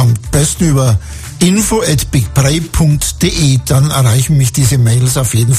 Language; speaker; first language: German; native; German